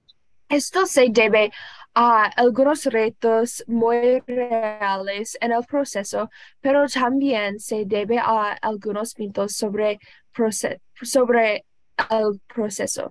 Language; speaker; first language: Spanish; non-native, learner; English